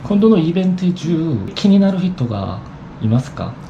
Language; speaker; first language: Japanese; non-native, learner; Korean